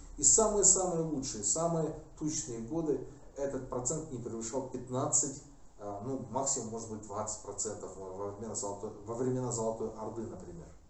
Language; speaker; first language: Russian; non-native, local second language; Kazakh